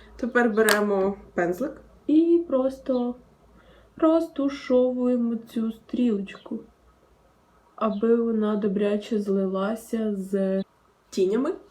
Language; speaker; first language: Ukrainian; non-native, local second language; Russian